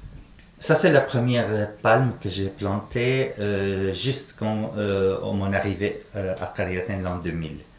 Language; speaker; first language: French; non-native, fluent; Arabic